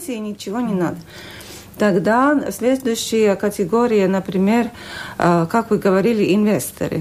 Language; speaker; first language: Russian; non-native, local second language; Latvian